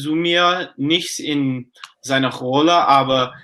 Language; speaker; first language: German; non-native, learner; English